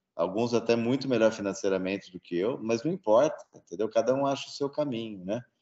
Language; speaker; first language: Portuguese; native; Portuguese